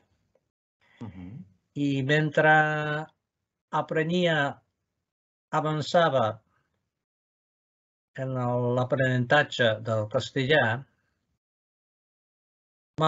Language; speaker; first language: Catalan; non-native, fluent; Japanese